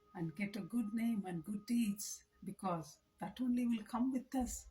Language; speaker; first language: English; non-native, local second language; Tamil